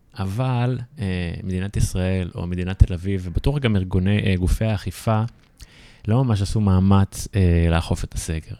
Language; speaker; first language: Hebrew; native; Hebrew